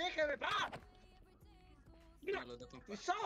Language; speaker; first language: Spanish; native; Spanish